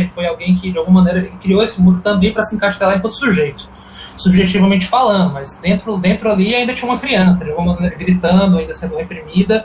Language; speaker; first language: Portuguese; native; Portuguese